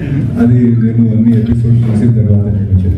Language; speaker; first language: Telugu; non-native, fluent; Hindi